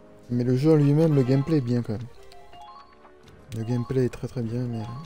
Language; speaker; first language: French; native; French